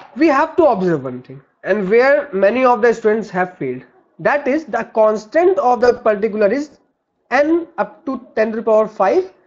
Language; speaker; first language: English; non-native, local second language; Hindi